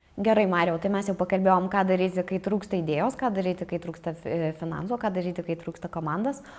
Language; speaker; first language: Lithuanian; native; Lithuanian